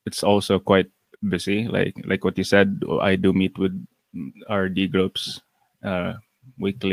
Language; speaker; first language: English; non-native, local second language; Cebuano